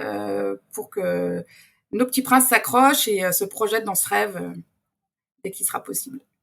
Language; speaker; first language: French; native; French